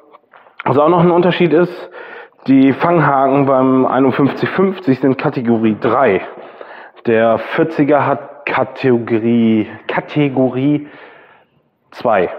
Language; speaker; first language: German; native; German